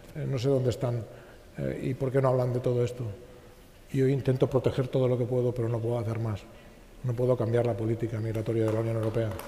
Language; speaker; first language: Spanish; native; Spanish